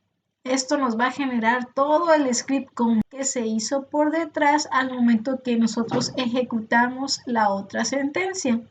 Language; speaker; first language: Spanish; native; Spanish